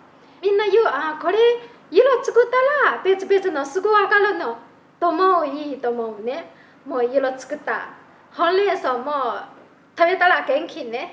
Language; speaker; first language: Japanese; non-native, learner; Chinese